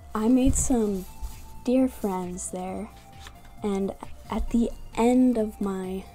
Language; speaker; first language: English; native; English